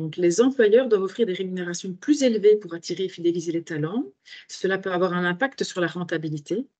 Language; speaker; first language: French; native; French